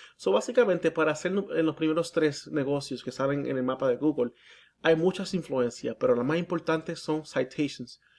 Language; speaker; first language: Spanish; early bilingual, heritage; Spanish